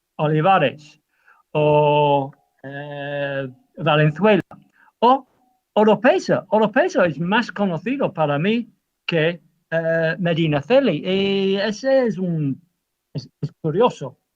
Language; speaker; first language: Spanish; non-native, learner; English